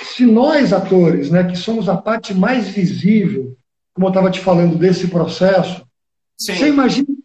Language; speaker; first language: Portuguese; early bilingual, other home language; Spanish